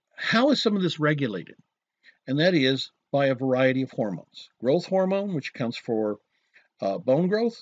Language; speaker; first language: English; native; English